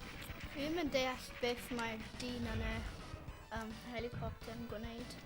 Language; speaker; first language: Welsh; non-native, local second language; English